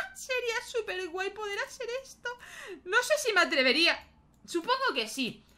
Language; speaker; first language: Spanish; native; Spanish